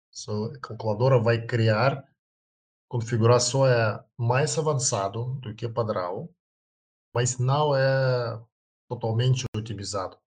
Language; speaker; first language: Portuguese; non-native, learner; Russian